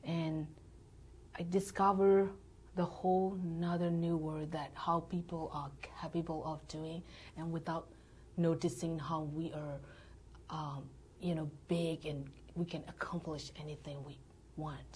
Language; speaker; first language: English; non-native, learner; Burmese